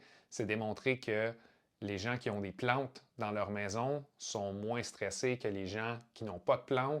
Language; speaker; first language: French; native; French